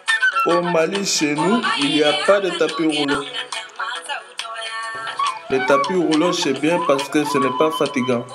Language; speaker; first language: French; non-native, learner; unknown